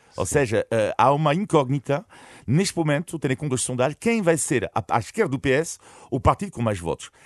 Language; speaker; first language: Portuguese; non-native, fluent; French